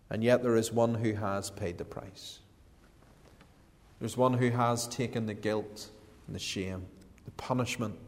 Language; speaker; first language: English; native; English